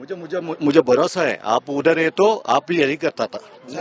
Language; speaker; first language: Hindi; non-native, local second language; Kannada